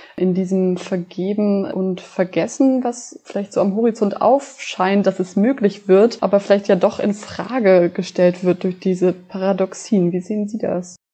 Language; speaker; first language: German; native; German